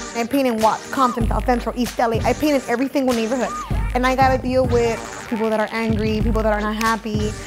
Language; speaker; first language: English; native; English